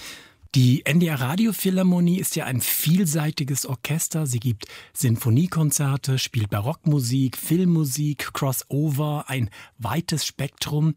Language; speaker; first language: German; native; German